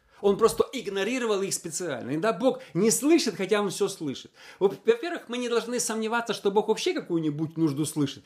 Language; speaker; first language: Russian; native; Russian